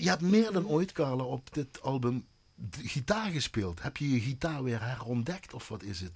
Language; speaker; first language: Dutch; native; Dutch